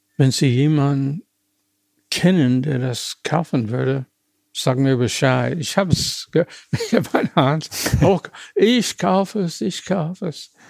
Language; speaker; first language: German; non-native, fluent; English